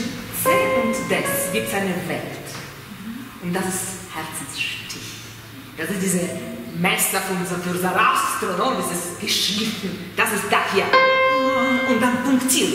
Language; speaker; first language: German; non-native, fluent; Russian